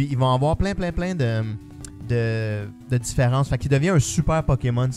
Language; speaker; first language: French; native; French